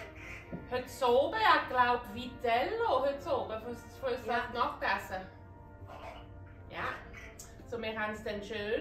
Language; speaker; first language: German; native; German